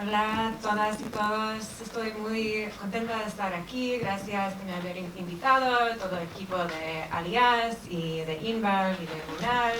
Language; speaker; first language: Spanish; non-native, fluent; English